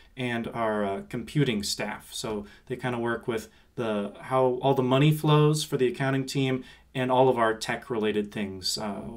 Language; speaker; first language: English; native; English